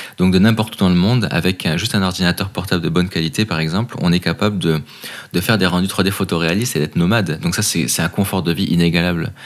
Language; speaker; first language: French; native; French